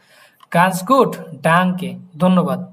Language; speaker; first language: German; non-native, learner; Bangla